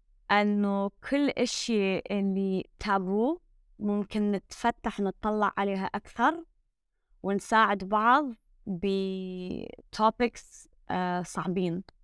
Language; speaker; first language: Arabic; early bilingual, other home language; French